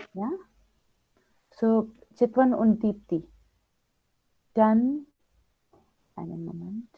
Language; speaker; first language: German; non-native, fluent; Hindi